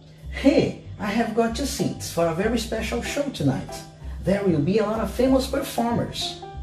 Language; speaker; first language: English; non-native, fluent; Portuguese